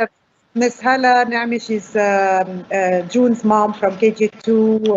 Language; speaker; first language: English; non-native, fluent; Arabic